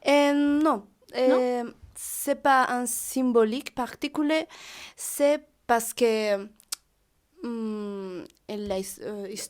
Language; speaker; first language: French; non-native, learner; Spanish